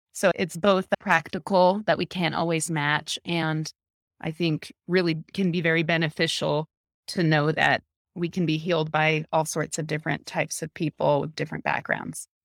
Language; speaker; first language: English; early bilingual, other home language; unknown